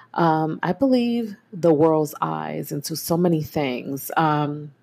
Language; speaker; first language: English; native; English